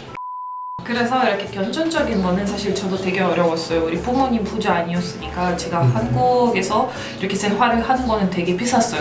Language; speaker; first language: Korean; non-native, fluent; Russian